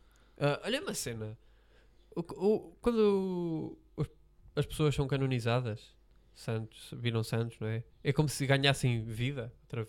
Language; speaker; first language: Portuguese; native; Portuguese